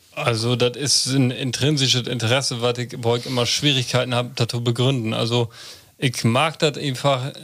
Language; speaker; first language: German; native; German